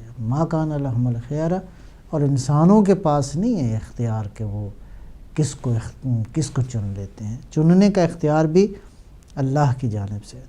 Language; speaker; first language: Urdu; native; Urdu